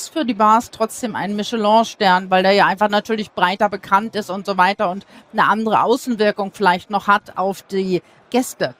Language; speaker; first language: German; native; German